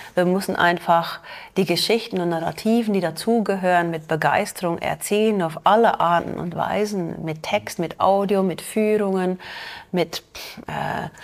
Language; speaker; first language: German; non-native, fluent; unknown